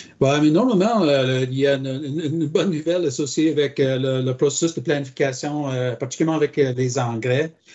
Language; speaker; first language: French; non-native, local second language; English